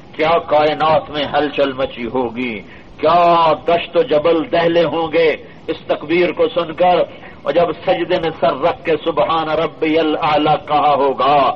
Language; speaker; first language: Urdu; non-native, local second language; Punjabi